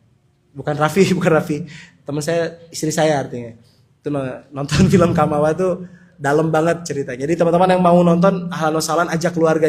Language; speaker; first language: Indonesian; native; Indonesian